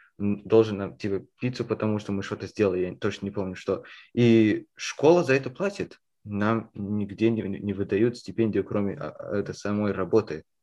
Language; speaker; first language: Russian; early bilingual, heritage; Russian